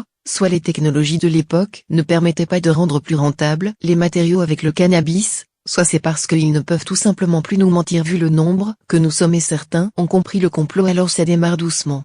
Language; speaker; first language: French; native; French